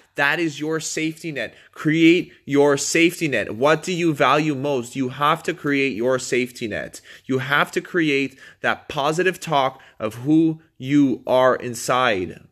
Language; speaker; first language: English; native; English